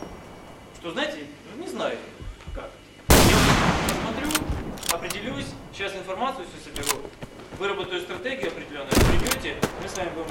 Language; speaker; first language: Russian; native; Russian